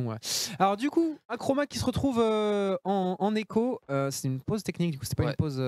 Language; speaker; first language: French; native; French